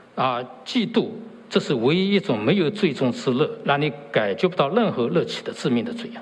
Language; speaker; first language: Chinese; native; Chinese